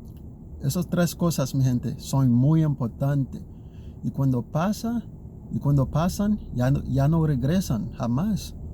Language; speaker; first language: Spanish; non-native, learner; Haitian Creole